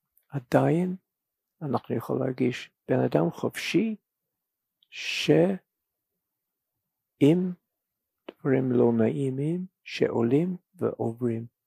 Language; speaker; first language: Hebrew; non-native, fluent; English